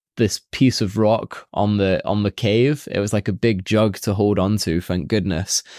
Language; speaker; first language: English; native; English